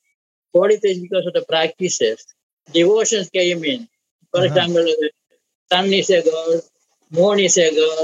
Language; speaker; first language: English; non-native, local second language; Malayalam